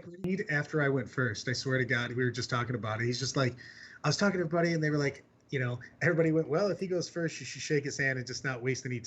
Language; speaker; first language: English; native; English